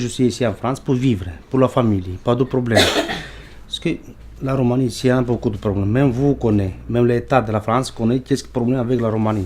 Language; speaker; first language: French; non-native, learner; Romanian